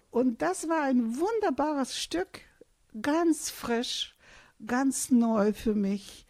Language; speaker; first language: German; non-native, fluent; Russian